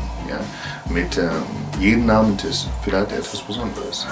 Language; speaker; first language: German; non-native, fluent; Italian